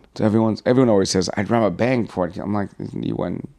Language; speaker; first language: English; native; English